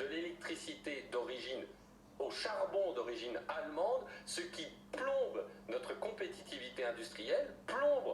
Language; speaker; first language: French; native; French